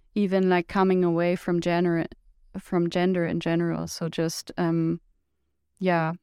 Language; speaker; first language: English; non-native, fluent; German